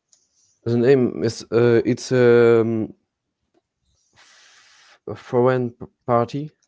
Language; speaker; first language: English; non-native, learner; French